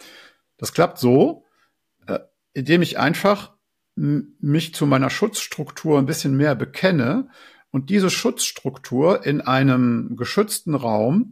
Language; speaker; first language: German; native; German